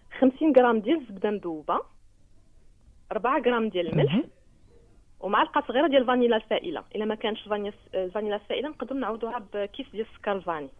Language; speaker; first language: Arabic; native; Arabic